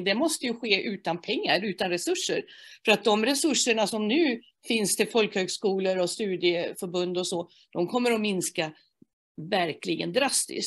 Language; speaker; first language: Swedish; native; Swedish